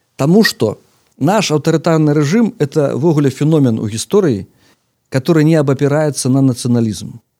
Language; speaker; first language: Belarusian; native; Belarusian